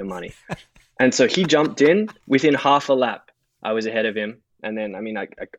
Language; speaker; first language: English; native; English